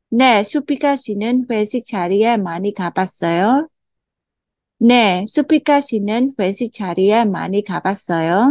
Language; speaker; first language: Korean; non-native, fluent; Khmer